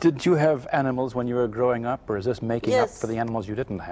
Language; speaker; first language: English; native; English